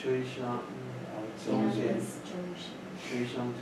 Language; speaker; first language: Chinese; non-native, learner; English